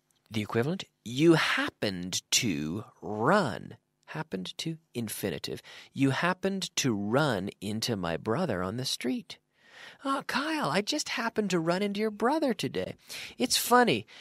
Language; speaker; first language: English; native; English